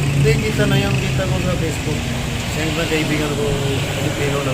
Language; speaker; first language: Filipino; non-native, learner; Punjabi